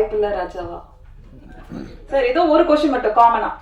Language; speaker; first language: Tamil; native; Tamil